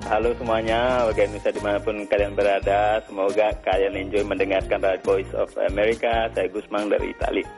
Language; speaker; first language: Indonesian; non-native, local second language; Balinese